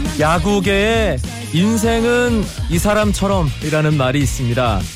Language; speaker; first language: Korean; native; Korean